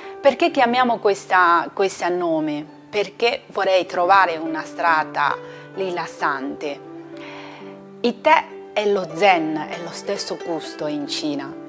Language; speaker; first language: Italian; non-native, learner; Chinese